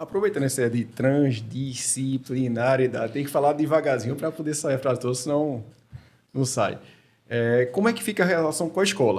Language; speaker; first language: Portuguese; native; Portuguese